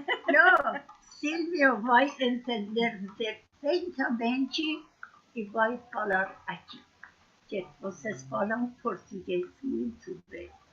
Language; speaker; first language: Portuguese; non-native, fluent; Persian